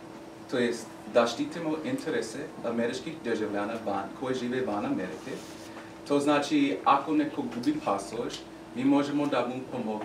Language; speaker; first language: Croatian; non-native, learner; English